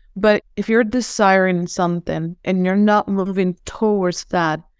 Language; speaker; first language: English; non-native, fluent; Spanish